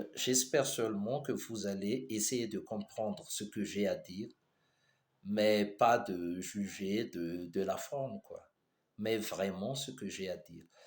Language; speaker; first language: French; non-native, local second language; Malagasy